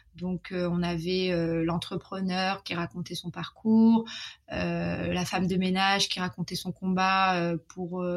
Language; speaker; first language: French; non-native, local second language; Arabic